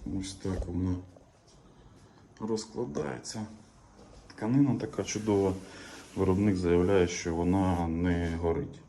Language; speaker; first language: Ukrainian; native; Ukrainian